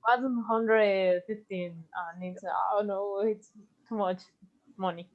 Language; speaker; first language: English; non-native, learner; Spanish